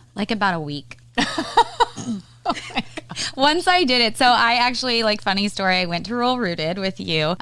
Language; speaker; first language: English; native; English